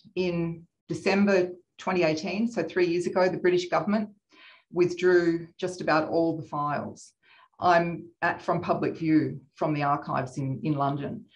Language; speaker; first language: English; native; English